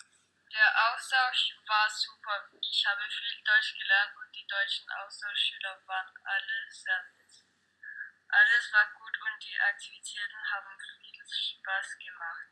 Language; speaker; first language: German; non-native, learner; Danish